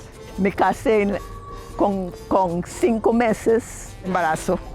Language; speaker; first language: Spanish; non-native, learner; English